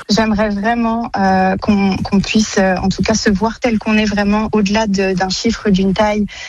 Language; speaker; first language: French; native; French